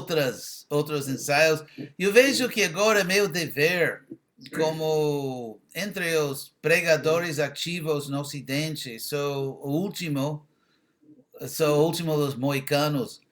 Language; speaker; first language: Portuguese; non-native, fluent; English